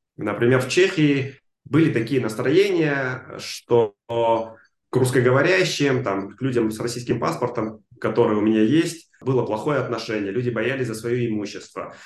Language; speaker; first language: Russian; non-native, local second language; Armenian